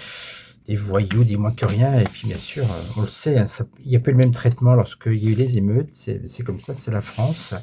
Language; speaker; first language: French; native; French